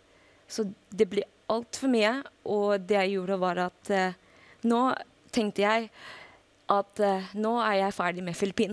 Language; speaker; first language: Norwegian; non-native, fluent; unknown